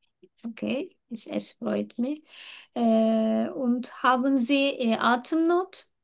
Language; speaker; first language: German; non-native, learner; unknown